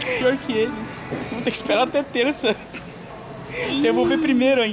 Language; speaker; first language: Portuguese; native; Portuguese